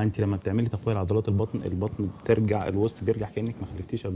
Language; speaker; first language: Arabic; native; Arabic